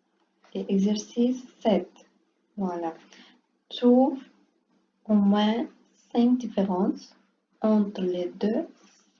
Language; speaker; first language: French; non-native, learner; Portuguese